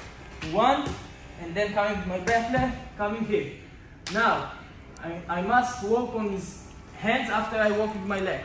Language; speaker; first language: English; non-native, fluent; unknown